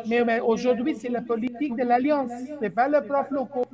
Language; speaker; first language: French; non-native, fluent; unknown